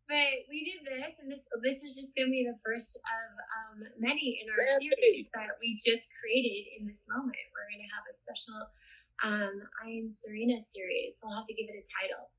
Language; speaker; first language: English; native; English